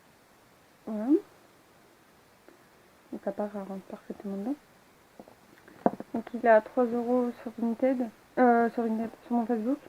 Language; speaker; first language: French; native; French